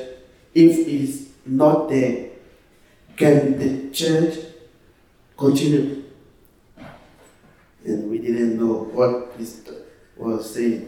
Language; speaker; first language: English; non-native, learner; French